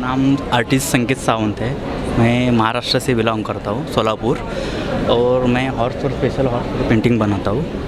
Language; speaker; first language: Hindi; non-native, local second language; Marathi